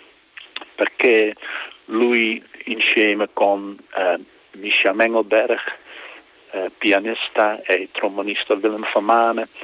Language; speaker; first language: Italian; non-native, fluent; Dutch